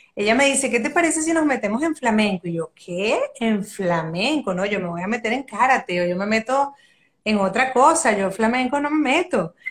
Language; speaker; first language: Spanish; native; Spanish